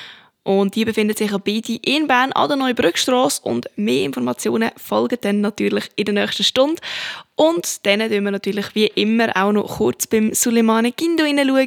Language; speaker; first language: German; native; German